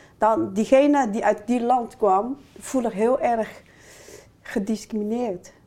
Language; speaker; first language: Dutch; non-native, fluent; Chinese